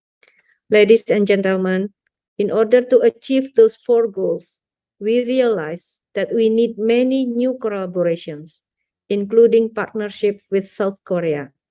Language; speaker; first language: English; non-native, fluent; Indonesian